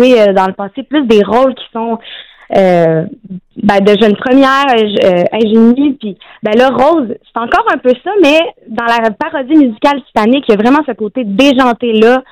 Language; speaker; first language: French; native; French